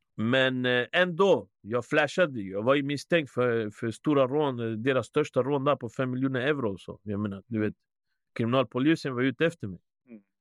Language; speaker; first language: Swedish; early bilingual, other home language; Spanish